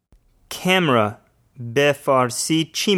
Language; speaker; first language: Persian; non-native, learner; English